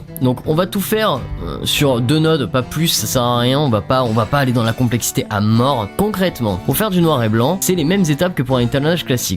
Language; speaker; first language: French; native; French